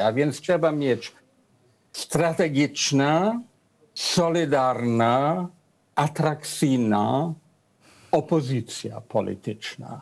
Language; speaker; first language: Polish; non-native, fluent; English